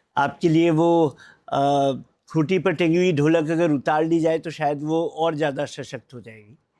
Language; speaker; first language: Hindi; native; Hindi